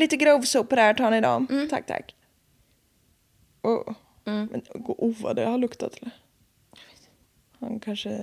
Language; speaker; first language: Swedish; native; Swedish